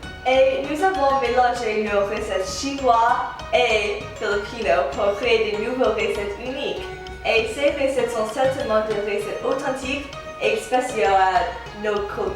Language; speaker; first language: French; non-native, learner; English